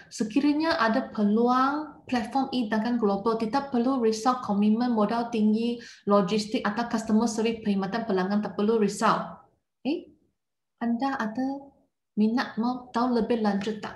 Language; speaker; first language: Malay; non-native, local second language; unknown